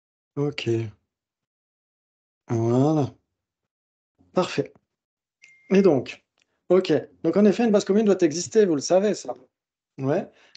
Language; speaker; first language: French; native; French